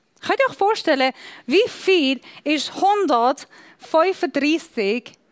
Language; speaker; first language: German; non-native, fluent; Persian